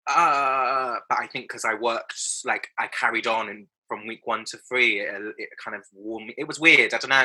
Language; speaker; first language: English; native; English